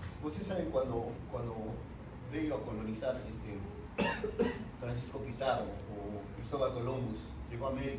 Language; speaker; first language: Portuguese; non-native, fluent; Spanish